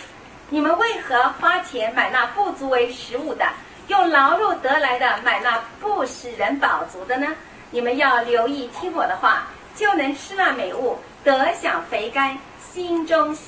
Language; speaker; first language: Chinese; native; Chinese